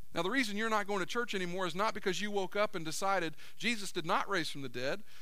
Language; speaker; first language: English; native; English